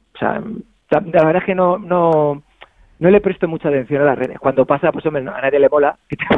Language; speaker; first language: Spanish; native; Spanish